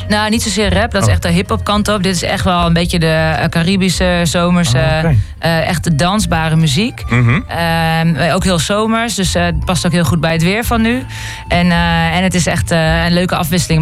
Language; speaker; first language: Dutch; native; Dutch